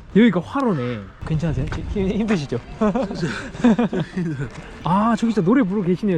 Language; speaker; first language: Korean; native; Korean